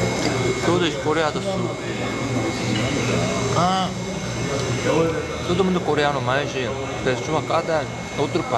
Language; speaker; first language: Portuguese; non-native, learner; Korean